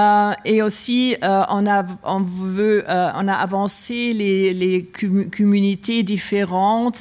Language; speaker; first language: French; non-native, learner; German